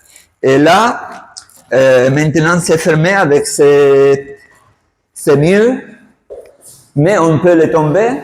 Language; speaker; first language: French; non-native, fluent; Spanish